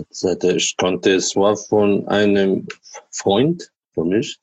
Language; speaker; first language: German; non-native, learner; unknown